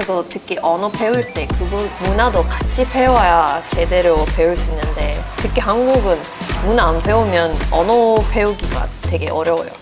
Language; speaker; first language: Korean; non-native, fluent; Swedish